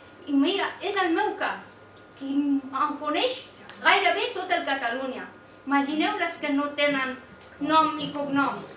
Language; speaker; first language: Catalan; non-native, fluent; Persian